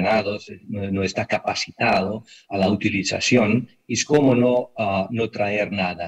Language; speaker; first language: Spanish; non-native, fluent; Italian